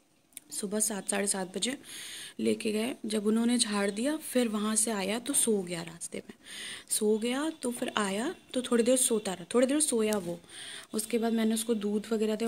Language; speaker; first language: Hindi; native; Hindi